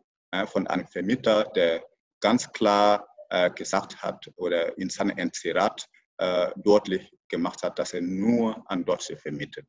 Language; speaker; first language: German; non-native, fluent; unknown